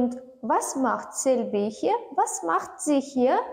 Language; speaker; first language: German; non-native, learner; Turkmen